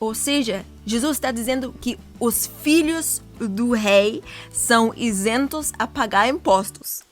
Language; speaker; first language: Portuguese; non-native, fluent; English